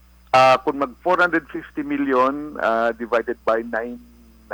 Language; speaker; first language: English; non-native, local second language; Hiligaynon